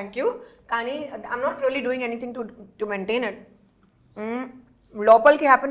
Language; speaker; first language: Telugu; non-native, fluent; Hindi